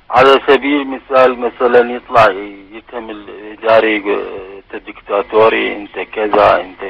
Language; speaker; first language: Arabic; native; Arabic